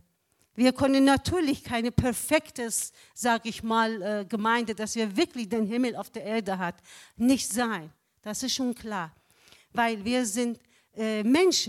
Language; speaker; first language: German; non-native, fluent; Persian